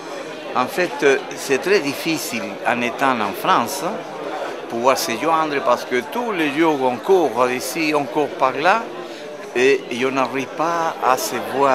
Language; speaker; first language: French; non-native, fluent; Spanish